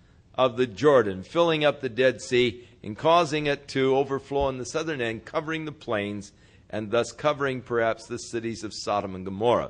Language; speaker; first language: English; native; English